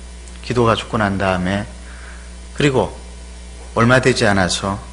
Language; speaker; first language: Korean; native; Korean